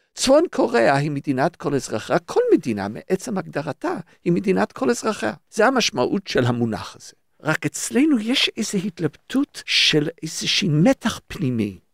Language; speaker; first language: Hebrew; early bilingual, other home language; English